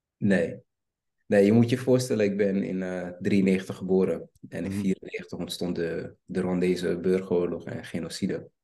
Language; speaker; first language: Dutch; early bilingual, other home language; Kinyarwanda